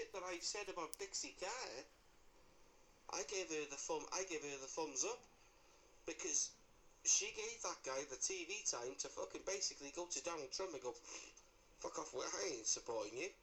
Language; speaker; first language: English; native; English